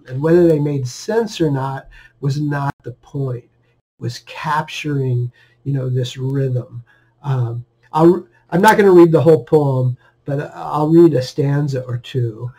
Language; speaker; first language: English; native; English